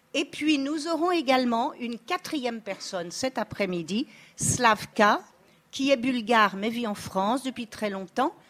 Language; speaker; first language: French; native; French